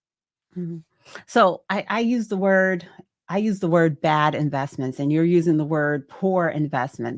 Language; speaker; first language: English; native; English